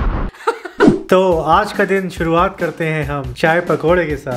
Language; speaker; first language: Hindi; native; Hindi